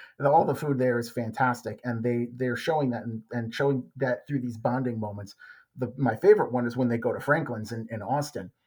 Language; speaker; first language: English; native; English